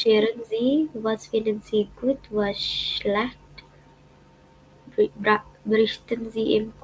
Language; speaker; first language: German; non-native, learner; Indonesian